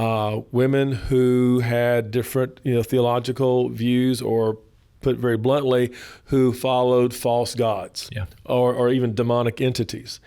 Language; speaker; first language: English; native; English